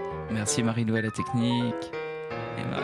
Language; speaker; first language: French; native; French